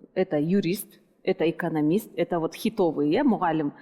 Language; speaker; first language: Russian; non-native, local second language; Kazakh